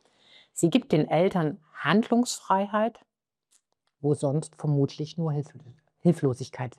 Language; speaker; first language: German; native; German